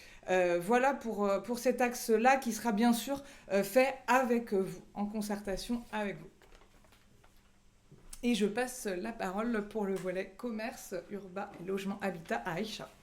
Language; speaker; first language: French; native; French